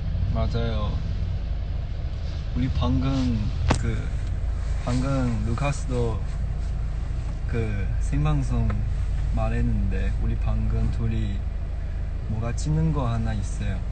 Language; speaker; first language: Korean; non-native, fluent; Chinese